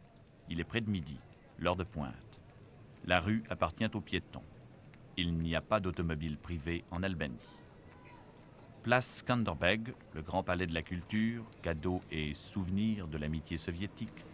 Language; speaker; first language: French; native; French